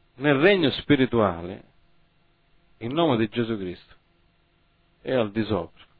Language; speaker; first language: Italian; early bilingual, heritage; Italian